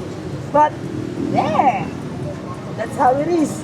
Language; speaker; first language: English; non-native, local second language; Filipino